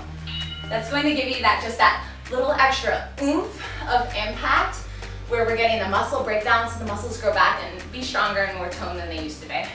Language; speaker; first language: English; native; English